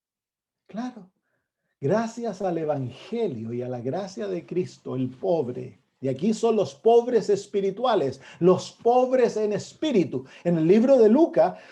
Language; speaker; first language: Spanish; native; Spanish